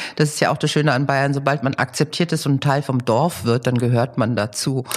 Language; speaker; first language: German; early bilingual, other home language; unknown